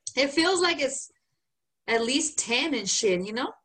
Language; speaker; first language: English; non-native, fluent; Spanish